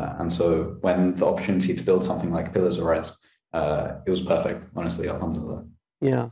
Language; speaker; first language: English; native; English